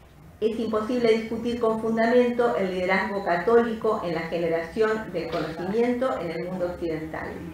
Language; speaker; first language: Spanish; native; Spanish